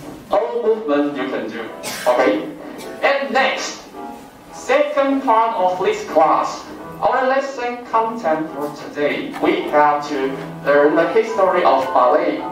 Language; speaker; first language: English; non-native, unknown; Chinese